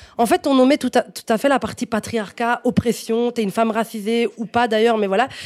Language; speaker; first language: French; non-native, fluent; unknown